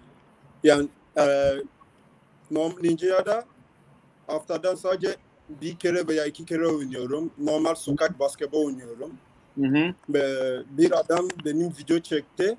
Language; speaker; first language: Turkish; non-native, learner; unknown